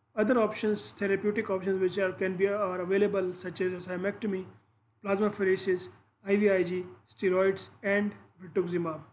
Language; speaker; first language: English; non-native, local second language; Urdu